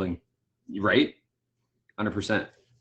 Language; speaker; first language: English; native; English